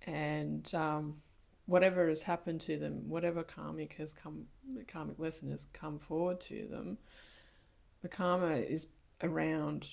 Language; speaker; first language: English; native; English